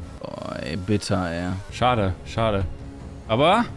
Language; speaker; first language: German; native; German